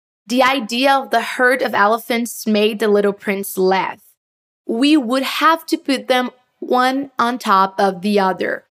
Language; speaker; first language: English; non-native, fluent; Portuguese